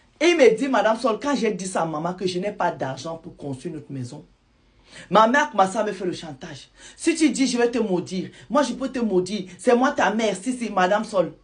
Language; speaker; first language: French; non-native, local second language; Lingala